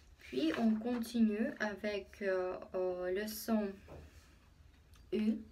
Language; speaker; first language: French; non-native, fluent; Russian